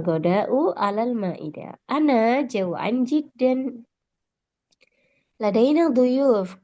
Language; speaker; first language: Arabic; non-native, fluent; Indonesian